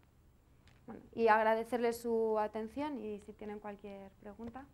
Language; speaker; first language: Spanish; native; Spanish